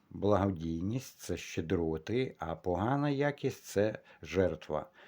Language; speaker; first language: Ukrainian; non-native, local second language; Russian